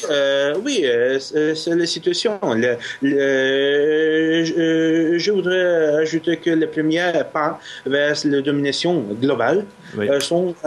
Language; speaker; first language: French; non-native, fluent; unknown